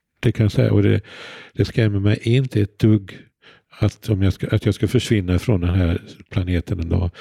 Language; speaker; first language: Swedish; native; Swedish